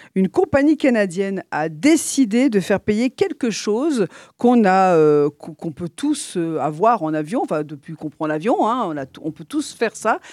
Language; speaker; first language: French; native; French